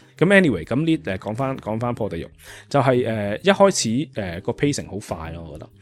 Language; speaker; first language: Cantonese; native; Cantonese